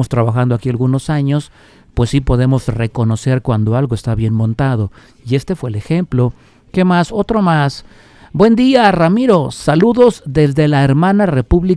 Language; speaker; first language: Spanish; native; Spanish